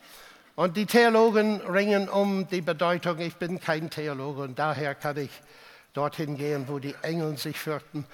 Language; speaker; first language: German; non-native, fluent; English